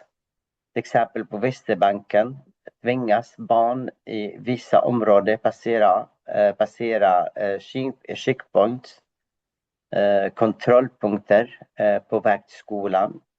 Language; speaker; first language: Swedish; non-native, fluent; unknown